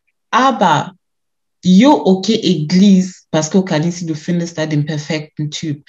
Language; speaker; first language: German; early bilingual, other home language; Lingala